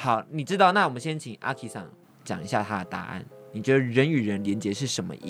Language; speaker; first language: Chinese; native; Chinese